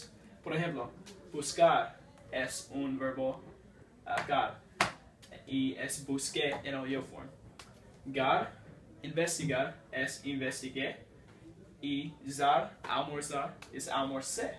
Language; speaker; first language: Spanish; non-native, learner; English